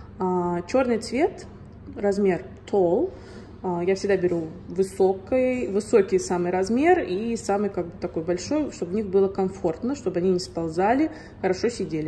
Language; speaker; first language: Russian; native; Russian